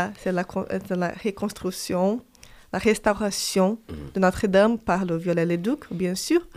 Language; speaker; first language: French; non-native, fluent; Portuguese